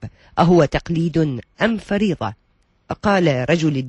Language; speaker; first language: Arabic; native; Arabic